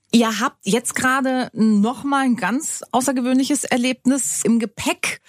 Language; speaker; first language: German; native; German